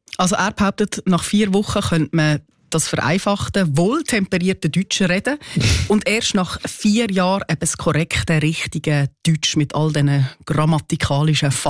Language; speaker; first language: German; native; German